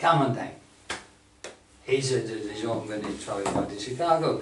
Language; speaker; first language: French; non-native, fluent; English